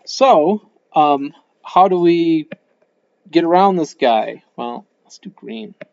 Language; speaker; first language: English; native; English